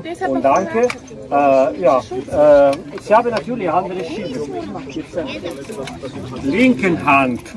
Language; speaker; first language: German; non-native, fluent; Italian